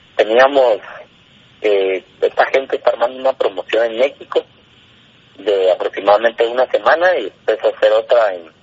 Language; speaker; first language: Spanish; native; Spanish